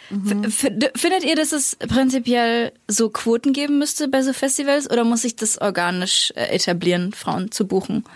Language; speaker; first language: German; native; German